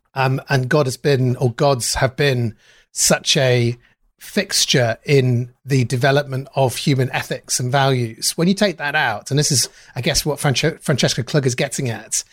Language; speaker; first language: English; native; English